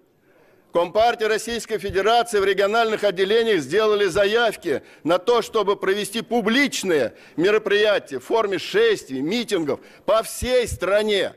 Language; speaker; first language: Russian; native; Russian